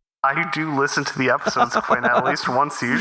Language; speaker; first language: English; native; English